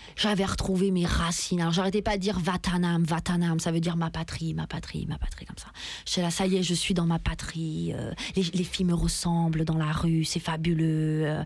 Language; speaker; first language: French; early bilingual, other home language; Persian